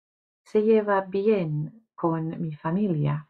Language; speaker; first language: Spanish; non-native, fluent; English